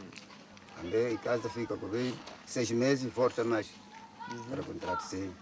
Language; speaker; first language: Portuguese; non-native, local second language; Shona